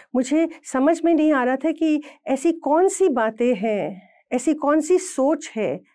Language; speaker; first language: Hindi; native; Hindi